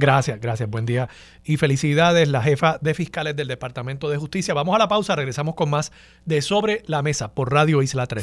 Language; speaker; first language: Spanish; native; Spanish